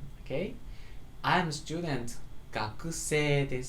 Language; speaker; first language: English; non-native, learner; Japanese